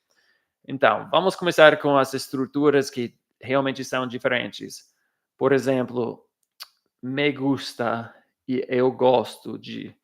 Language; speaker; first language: Portuguese; non-native, fluent; English